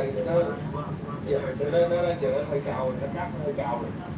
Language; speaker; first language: Vietnamese; native; Vietnamese